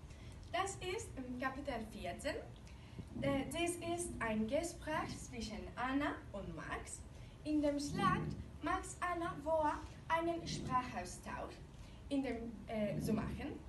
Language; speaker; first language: German; non-native, learner; Catalan